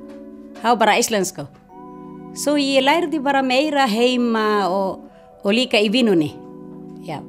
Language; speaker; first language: Icelandic; non-native, learner; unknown